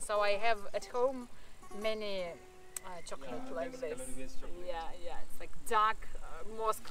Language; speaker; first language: English; non-native, fluent; Russian